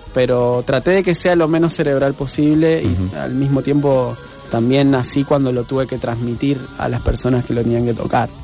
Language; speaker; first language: Spanish; native; Spanish